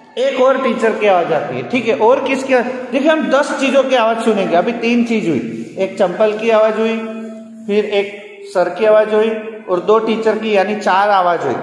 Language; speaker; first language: Hindi; non-native, local second language; Gujarati